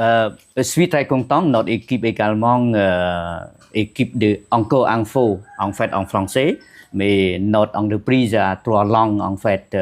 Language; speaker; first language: French; non-native, fluent; Khmer